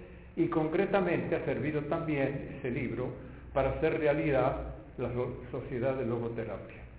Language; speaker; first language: Spanish; native; Spanish